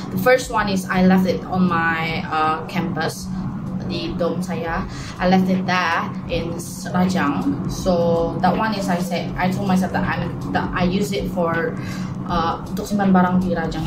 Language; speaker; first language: English; non-native, local second language; Malay